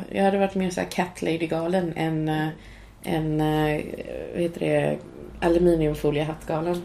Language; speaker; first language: Swedish; early bilingual, other home language; Cantonese